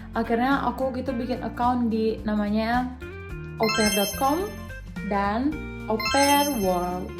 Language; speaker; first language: Indonesian; native; Indonesian